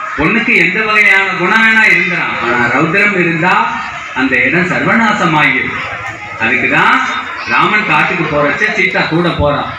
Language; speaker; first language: Tamil; non-native, local second language; Telugu